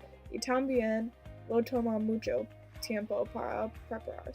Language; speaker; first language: Spanish; non-native, learner; English